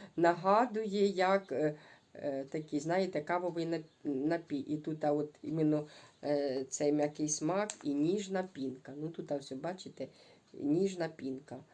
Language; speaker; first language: Ukrainian; non-native, local second language; Russian